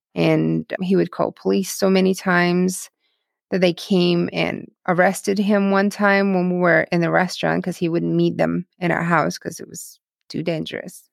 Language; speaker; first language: English; non-native, fluent; Russian